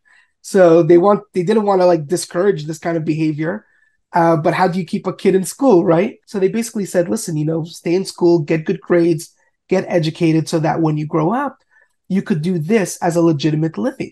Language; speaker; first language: English; native; English